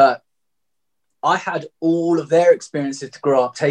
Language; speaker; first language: English; native; English